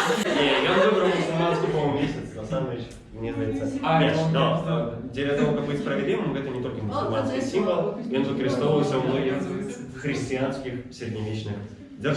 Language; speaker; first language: Belarusian; non-native, local second language; Russian